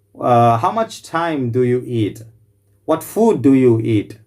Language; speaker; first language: English; non-native, local second language; Malayalam